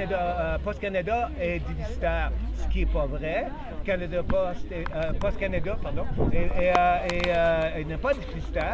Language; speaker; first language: French; native; French